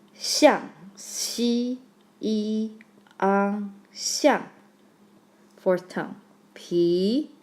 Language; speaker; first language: Chinese; non-native, fluent; English